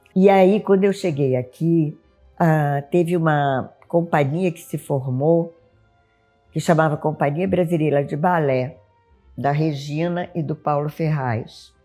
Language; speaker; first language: Portuguese; native; Portuguese